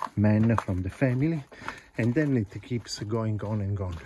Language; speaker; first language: English; non-native, fluent; Italian